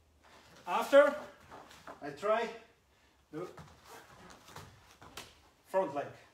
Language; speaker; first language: English; non-native, learner; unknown